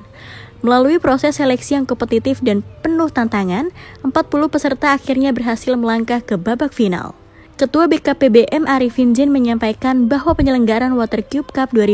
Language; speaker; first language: Indonesian; native; Indonesian